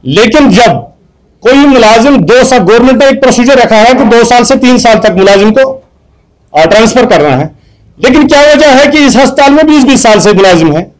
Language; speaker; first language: Urdu; non-native, local second language; Kashmiri